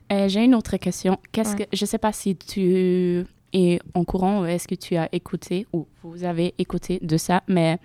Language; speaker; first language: French; non-native, learner; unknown